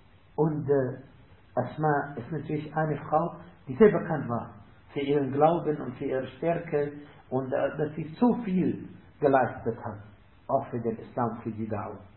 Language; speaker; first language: German; non-native, fluent; Arabic